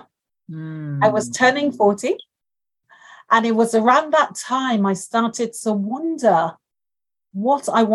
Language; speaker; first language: English; non-native, local second language; Yoruba